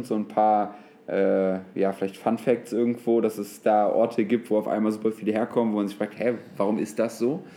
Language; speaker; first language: German; native; German